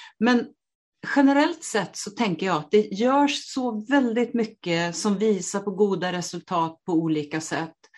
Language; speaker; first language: Swedish; native; Swedish